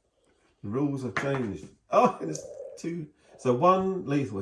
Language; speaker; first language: English; native; English